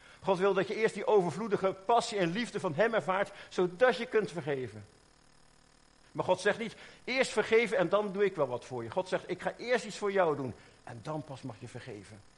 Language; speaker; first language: Dutch; native; Dutch